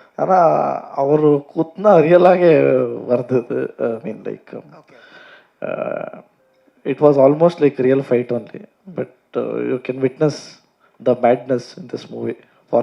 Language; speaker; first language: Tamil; non-native, learner; Kannada